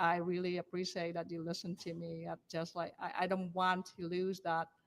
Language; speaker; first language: English; non-native, learner; Vietnamese